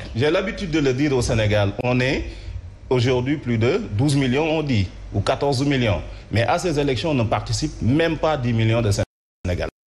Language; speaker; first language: French; non-native, local second language; Wolof